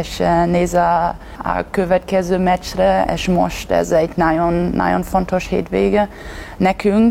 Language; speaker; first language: Hungarian; non-native, learner; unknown